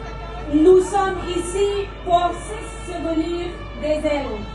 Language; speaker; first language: French; non-native, fluent; Persian